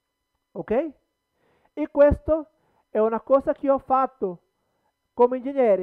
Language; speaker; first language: Italian; non-native, learner; Portuguese